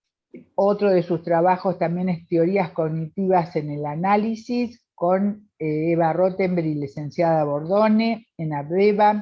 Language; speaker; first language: Spanish; native; Spanish